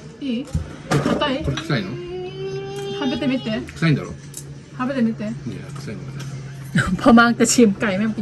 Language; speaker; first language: Japanese; non-native, fluent; Thai